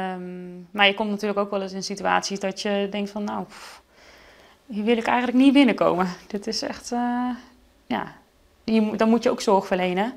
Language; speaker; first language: Dutch; native; Dutch